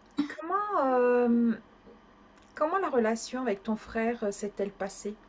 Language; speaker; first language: French; native; French